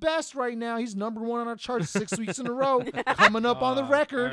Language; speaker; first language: English; native; English